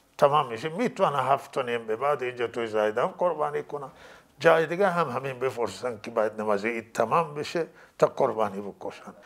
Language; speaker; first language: Persian; non-native, local second language; Baluchi